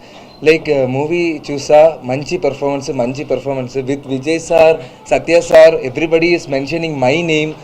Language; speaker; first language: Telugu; non-native, learner; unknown